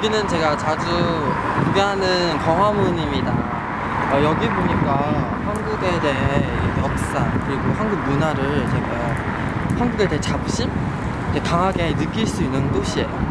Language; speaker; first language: Korean; non-native, learner; Chinese